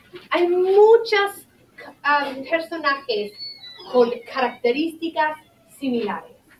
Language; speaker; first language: Spanish; non-native, fluent; English